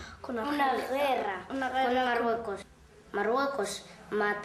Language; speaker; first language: Spanish; non-native, learner; Arabic